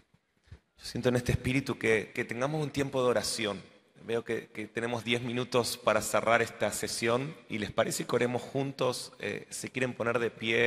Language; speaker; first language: Spanish; native; Spanish